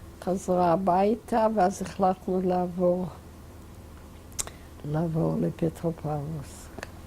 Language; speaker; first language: Hebrew; non-native, fluent; Yiddish